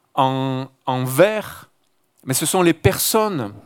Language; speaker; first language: French; native; French